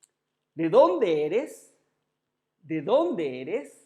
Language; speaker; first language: Spanish; non-native, learner; Urdu